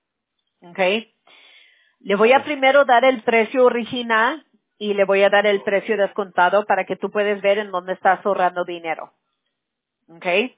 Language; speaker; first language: Spanish; early bilingual, heritage; Spanish